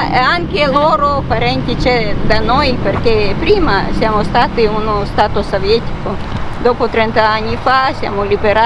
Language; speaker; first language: Italian; non-native, learner; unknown